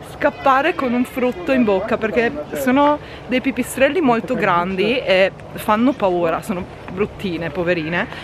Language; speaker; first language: Italian; native; Italian